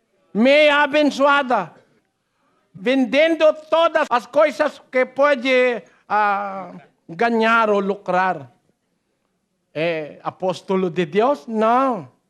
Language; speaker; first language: Portuguese; non-native, learner; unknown